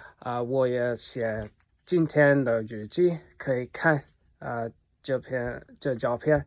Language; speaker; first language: Chinese; non-native, learner; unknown